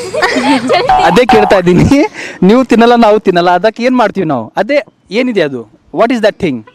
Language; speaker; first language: Kannada; non-native, local second language; Urdu